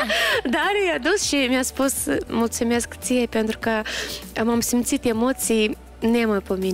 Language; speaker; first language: Romanian; non-native, local second language; Russian